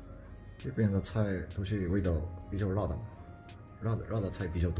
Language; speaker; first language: Chinese; non-native, fluent; Japanese